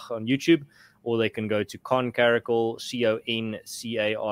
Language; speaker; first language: English; non-native, local second language; Afrikaans